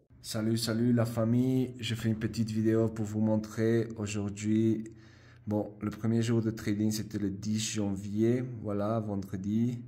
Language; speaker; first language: French; non-native, fluent; Spanish